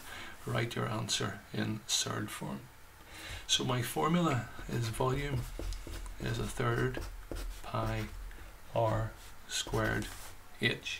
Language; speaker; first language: English; native; English